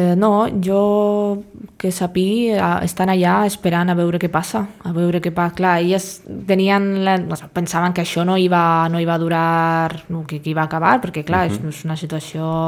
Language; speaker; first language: Catalan; non-native, fluent; Russian